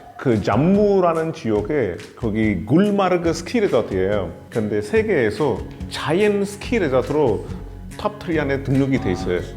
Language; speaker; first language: Korean; non-native, fluent; Hindi